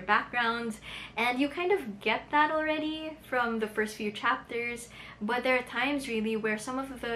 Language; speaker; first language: English; non-native, local second language; Filipino